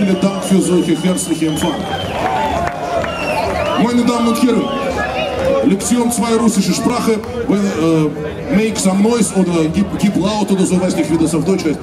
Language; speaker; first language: German; non-native, fluent; Russian